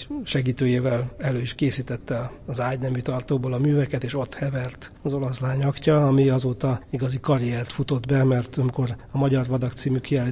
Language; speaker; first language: Hungarian; native; Hungarian